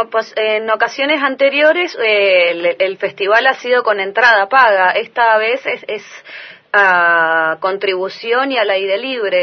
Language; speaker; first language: Spanish; native; Spanish